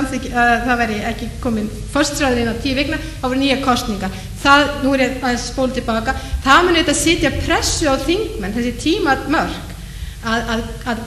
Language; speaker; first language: Icelandic; native; Icelandic